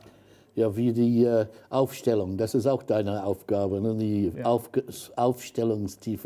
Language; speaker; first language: German; non-native, fluent; English